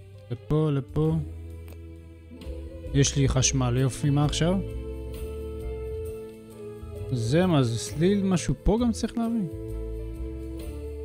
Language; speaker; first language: Hebrew; native; Hebrew